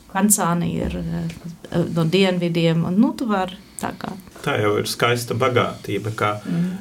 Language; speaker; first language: Latvian; non-native, fluent; Norwegian